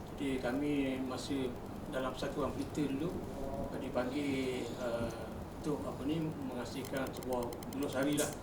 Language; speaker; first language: Malay; native; Malay